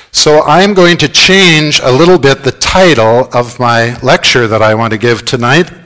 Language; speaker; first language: English; native; English